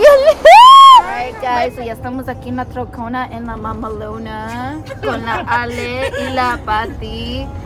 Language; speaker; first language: Spanish; early bilingual, heritage; Spanish